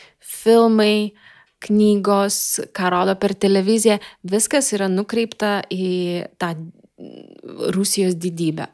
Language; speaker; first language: Lithuanian; non-native, local second language; Russian